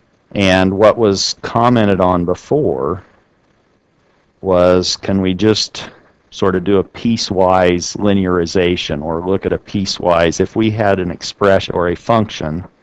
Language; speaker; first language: English; native; English